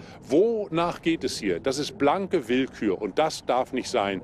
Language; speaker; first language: German; native; German